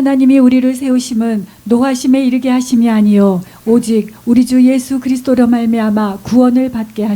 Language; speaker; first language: Korean; native; Korean